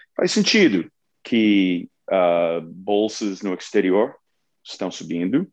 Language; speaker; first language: Portuguese; non-native, fluent; English